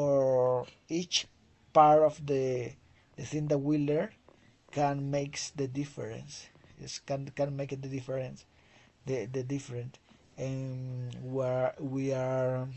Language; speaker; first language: English; non-native, fluent; Spanish